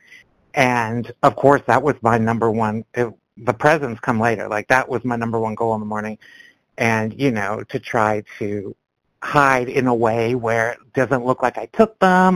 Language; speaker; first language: English; native; English